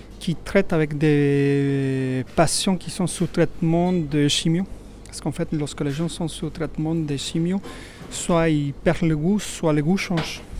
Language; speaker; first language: French; non-native, fluent; Spanish